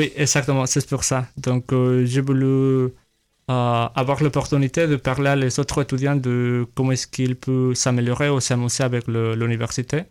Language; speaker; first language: French; non-native, learner; Spanish